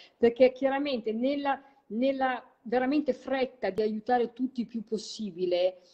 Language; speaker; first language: Italian; native; Italian